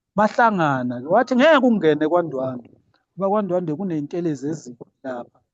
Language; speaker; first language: Zulu; native; Zulu